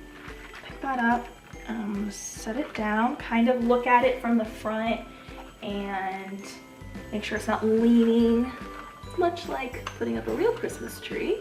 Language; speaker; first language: English; native; English